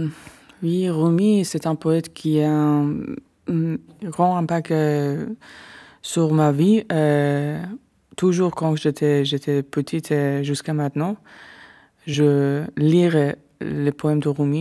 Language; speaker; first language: French; non-native, learner; Persian